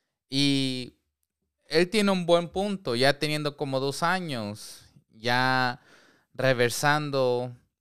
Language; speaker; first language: Spanish; early bilingual, heritage; Spanish